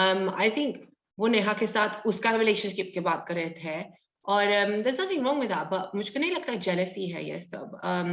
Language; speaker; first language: Hindi; early bilingual, heritage; Hindi